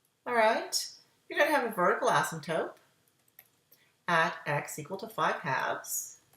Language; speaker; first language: English; native; English